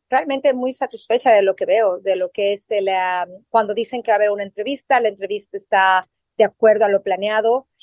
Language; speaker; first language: Spanish; native; Spanish